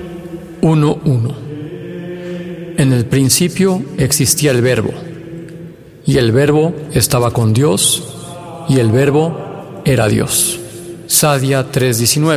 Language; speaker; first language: Spanish; native; Spanish